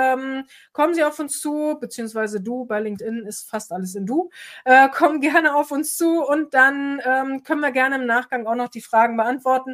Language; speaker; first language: German; native; German